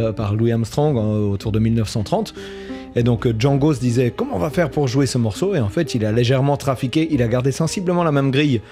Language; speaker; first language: French; native; French